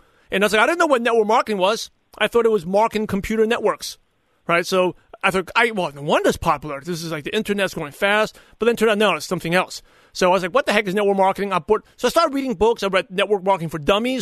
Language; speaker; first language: English; native; English